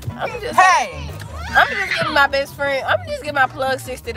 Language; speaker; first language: English; native; English